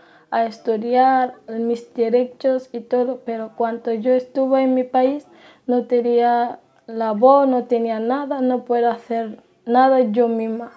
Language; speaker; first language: Spanish; non-native, learner; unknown